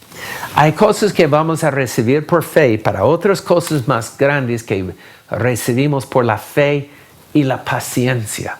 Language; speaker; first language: Spanish; non-native, fluent; English